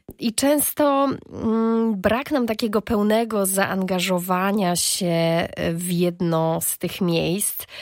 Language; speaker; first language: Polish; native; Polish